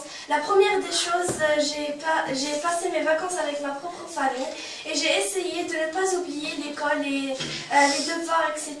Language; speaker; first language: French; non-native, local second language; Arabic